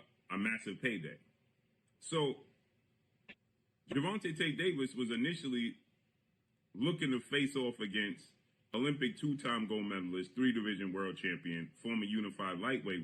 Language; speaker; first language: English; native; English